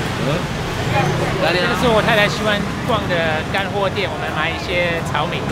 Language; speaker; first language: Chinese; non-native, fluent; English